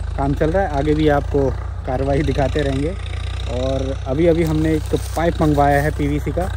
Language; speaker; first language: Hindi; native; Hindi